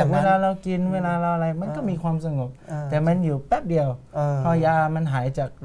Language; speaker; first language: Thai; non-native, fluent; English